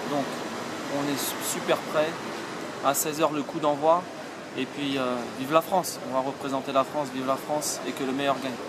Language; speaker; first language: French; native; French